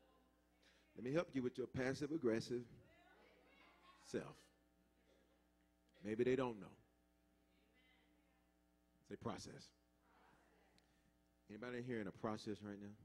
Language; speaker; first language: English; native; English